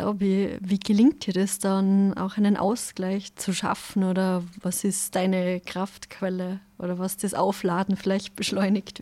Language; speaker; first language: German; native; German